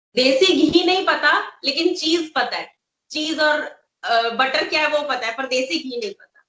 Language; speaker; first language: Hindi; native; Hindi